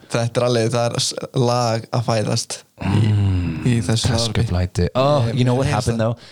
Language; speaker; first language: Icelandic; early bilingual, heritage; English